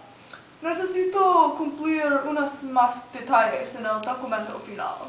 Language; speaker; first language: Spanish; non-native, learner; English